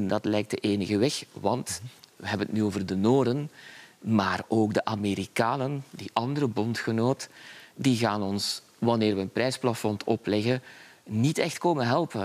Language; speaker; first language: Dutch; native; Dutch